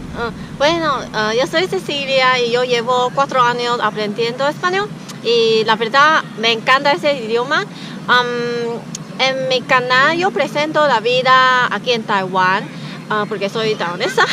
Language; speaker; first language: Spanish; non-native, learner; Chinese